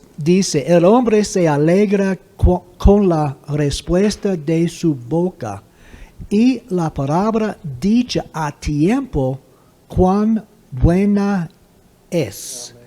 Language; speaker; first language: Spanish; non-native, fluent; English